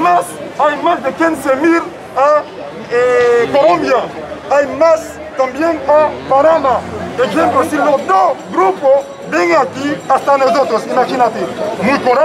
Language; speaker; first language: Spanish; non-native, learner; Haitian Creole